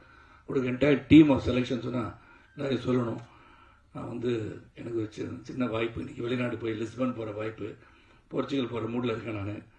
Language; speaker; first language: Tamil; native; Tamil